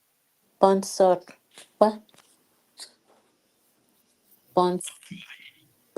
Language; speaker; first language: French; non-native, learner; English